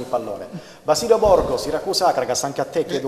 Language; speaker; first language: Italian; native; Italian